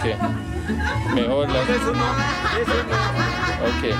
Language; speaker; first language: Spanish; non-native, learner; Amharic